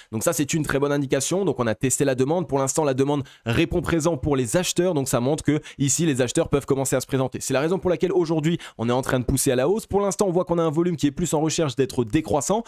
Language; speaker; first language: French; native; French